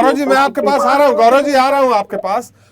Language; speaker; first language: Hindi; native; Hindi